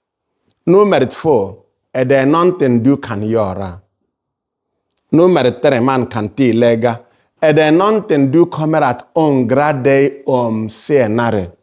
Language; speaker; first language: Swedish; non-native, fluent; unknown